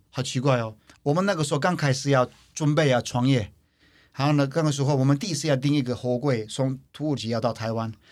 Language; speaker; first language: Chinese; non-native, fluent; Turkish